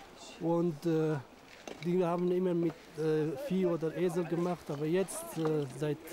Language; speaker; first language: German; non-native, fluent; Persian